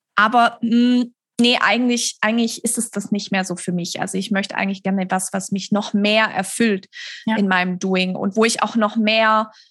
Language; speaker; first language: German; native; German